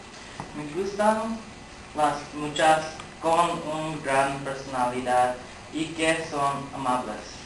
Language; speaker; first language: Spanish; non-native, learner; English